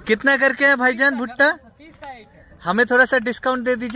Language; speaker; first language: Hindi; non-native, local second language; Bangla